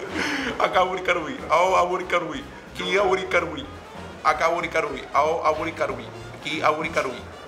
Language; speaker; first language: Japanese; non-native, learner; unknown